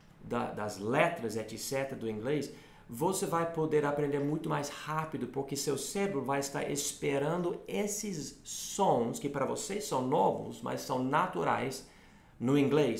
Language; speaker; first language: Portuguese; non-native, fluent; English